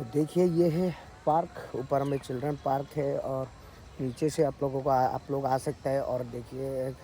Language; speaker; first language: Hindi; non-native, local second language; Assamese